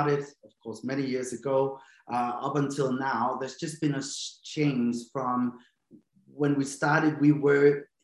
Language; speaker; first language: English; non-native, fluent; Danish